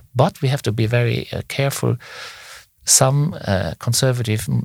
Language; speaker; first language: English; non-native, fluent; Luxembourgish